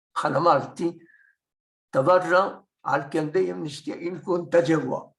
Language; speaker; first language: Maltese; early bilingual, heritage; Maltese